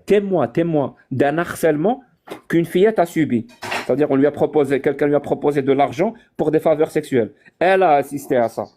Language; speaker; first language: French; non-native, local second language; Arabic